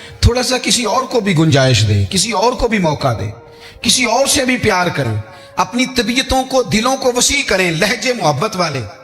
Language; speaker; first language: Urdu; non-native, local second language; Punjabi